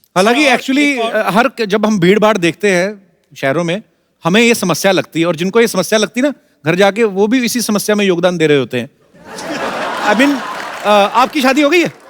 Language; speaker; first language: Hindi; non-native, local second language; Punjabi